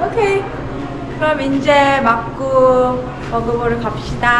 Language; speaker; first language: Korean; early bilingual, heritage; English